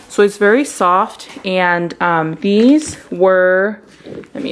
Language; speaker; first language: English; early bilingual, other home language; Spanish